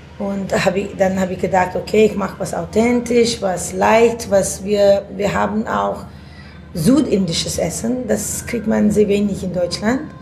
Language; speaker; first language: German; non-native, fluent; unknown